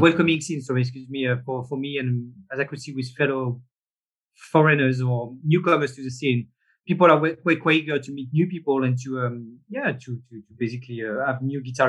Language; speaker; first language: English; non-native, fluent; French